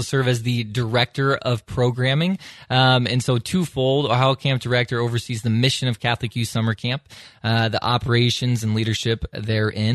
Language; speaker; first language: English; native; English